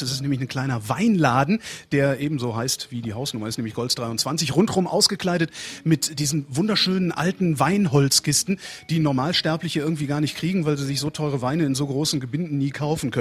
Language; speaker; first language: German; native; German